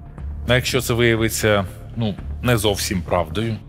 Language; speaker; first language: Ukrainian; native; Ukrainian